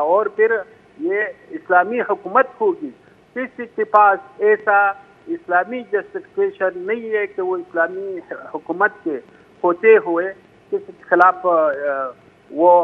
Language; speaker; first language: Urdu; non-native, fluent; Pashto